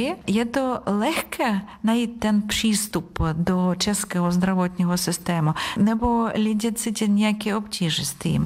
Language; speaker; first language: Czech; non-native, learner; Ukrainian